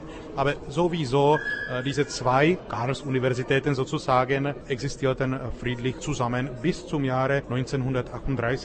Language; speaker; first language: German; non-native, fluent; Czech